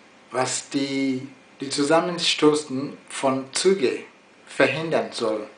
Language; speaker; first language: German; non-native, fluent; Yoruba